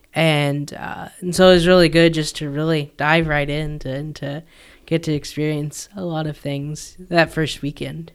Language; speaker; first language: English; native; English